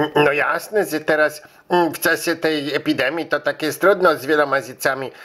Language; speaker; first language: Polish; early bilingual, heritage; Polish